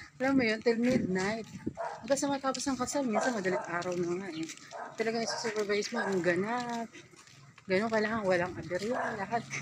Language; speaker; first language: Filipino; native; Filipino